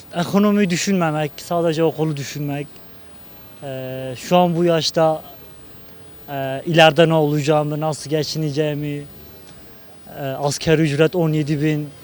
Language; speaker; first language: Turkish; non-native, local second language; Kurdish